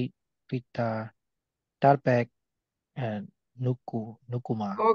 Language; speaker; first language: Finnish; non-native, learner; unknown